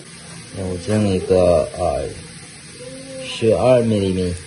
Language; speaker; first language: Chinese; non-native, fluent; Korean